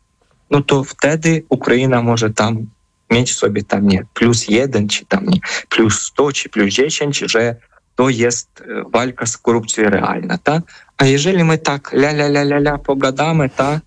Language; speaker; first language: Polish; non-native, fluent; Ukrainian